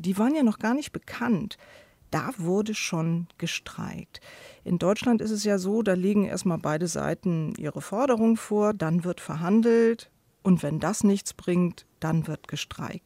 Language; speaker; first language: German; native; German